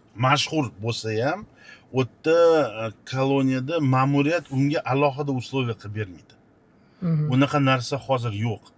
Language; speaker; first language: Uzbek; non-native, local second language; Russian